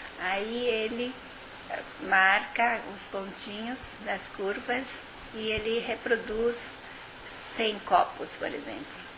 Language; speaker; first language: Portuguese; early bilingual, other home language; Japanese